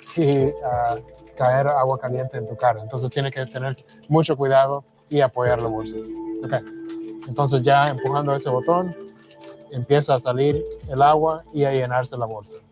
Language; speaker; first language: Spanish; early bilingual, heritage; Spanish